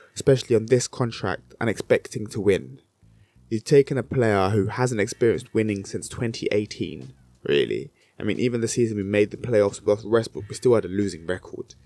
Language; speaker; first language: English; native; English